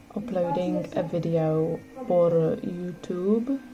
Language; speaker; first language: Spanish; non-native, learner; English